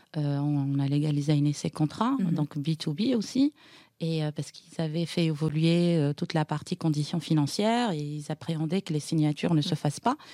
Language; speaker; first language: French; non-native, local second language; Arabic